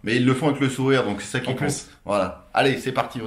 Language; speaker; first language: French; native; French